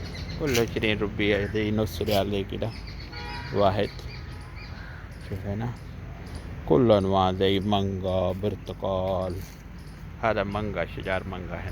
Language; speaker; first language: Arabic; non-native, learner; Urdu